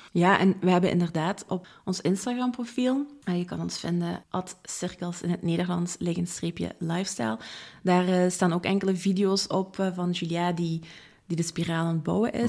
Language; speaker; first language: Dutch; native; Dutch